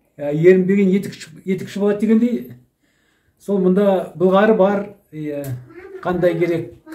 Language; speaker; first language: Kazakh; native; Kazakh